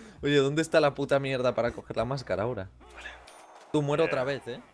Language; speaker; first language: Spanish; native; Spanish